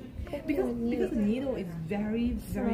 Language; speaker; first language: English; non-native, learner; Japanese